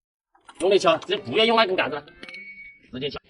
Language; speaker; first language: Chinese; native; Chinese